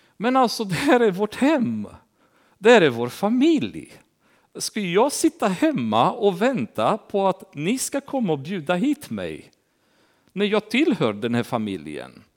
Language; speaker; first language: Swedish; non-native, fluent; Romanian